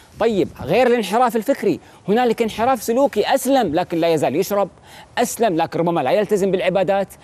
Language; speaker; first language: Arabic; native; Arabic